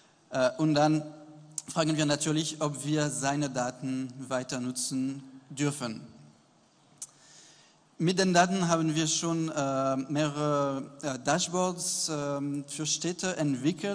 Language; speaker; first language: German; non-native, fluent; French